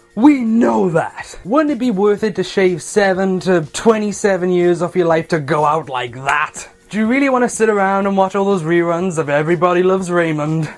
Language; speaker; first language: English; native; English